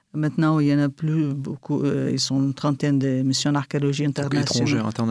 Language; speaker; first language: French; non-native, fluent; Kurdish